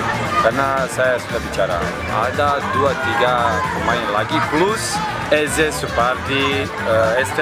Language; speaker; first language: Indonesian; non-native, learner; Serbian